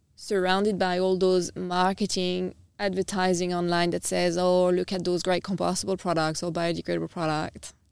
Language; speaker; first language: English; non-native, fluent; French